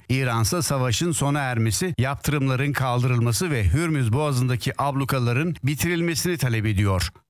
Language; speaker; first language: Turkish; early bilingual, heritage; Turkish